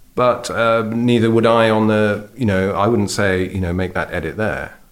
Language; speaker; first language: English; native; English